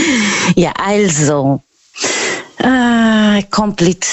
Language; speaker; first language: German; non-native, learner; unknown